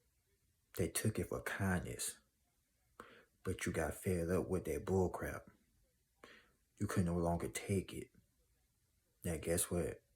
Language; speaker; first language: English; native; English